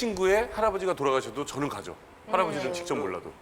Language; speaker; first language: Korean; native; Korean